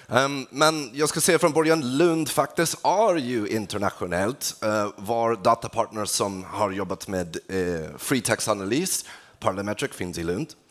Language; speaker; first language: Swedish; non-native, fluent; English